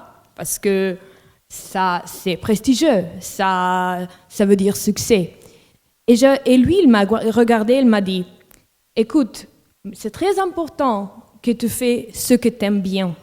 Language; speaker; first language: French; non-native, local second language; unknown